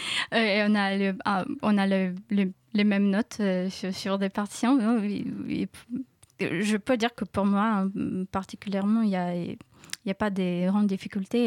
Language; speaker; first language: French; non-native, learner; Ukrainian